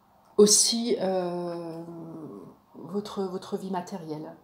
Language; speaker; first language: French; native; French